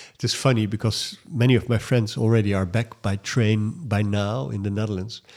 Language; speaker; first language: English; non-native, fluent; Dutch